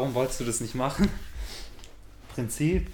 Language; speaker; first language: German; native; German